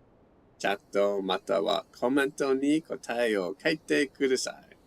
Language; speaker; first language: Japanese; non-native, learner; English